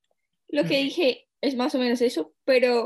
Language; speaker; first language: Spanish; non-native, fluent; English